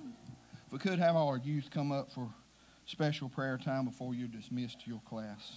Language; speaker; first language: English; native; English